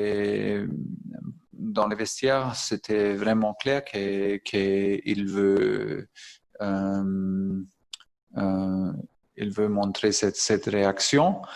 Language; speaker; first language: French; non-native, fluent; German